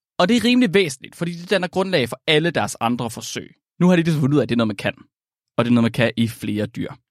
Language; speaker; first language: Danish; native; Danish